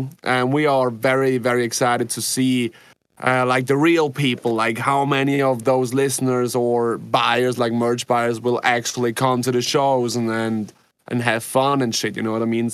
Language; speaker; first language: English; non-native, fluent; Swiss German